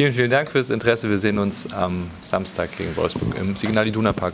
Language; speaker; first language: German; native; German